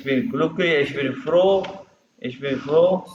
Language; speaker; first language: German; non-native, fluent; Urdu